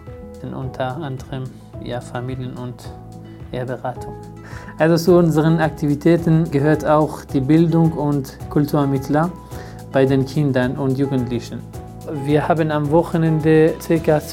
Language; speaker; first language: German; non-native, fluent; Persian